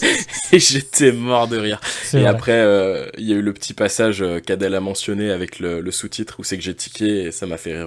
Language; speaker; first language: French; native; French